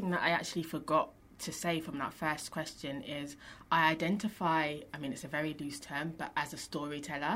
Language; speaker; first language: English; native; English